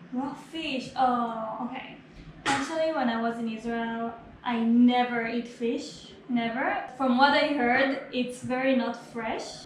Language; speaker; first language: English; non-native, fluent; Hebrew